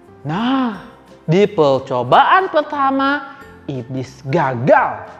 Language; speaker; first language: Indonesian; native; Indonesian